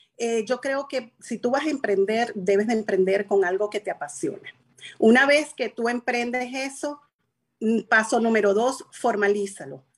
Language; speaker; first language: Spanish; native; Spanish